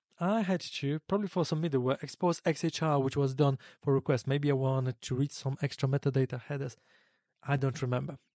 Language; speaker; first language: English; non-native, fluent; Polish